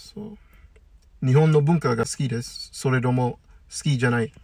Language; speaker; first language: Japanese; non-native, learner; English